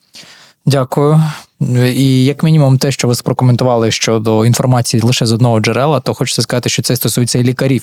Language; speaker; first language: Ukrainian; native; Ukrainian